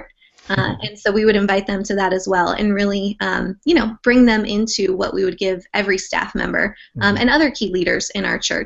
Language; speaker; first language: English; native; English